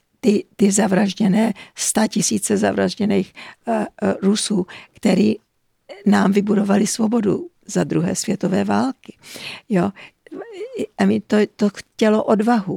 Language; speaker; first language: Czech; early bilingual, heritage; Czech